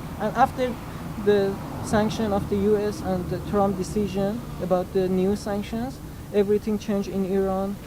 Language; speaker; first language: English; non-native, learner; Persian